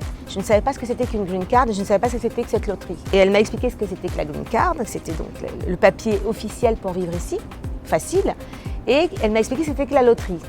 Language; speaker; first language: French; native; French